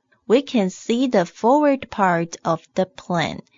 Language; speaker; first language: English; non-native, fluent; Chinese